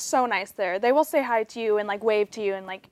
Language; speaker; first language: English; non-native, fluent; German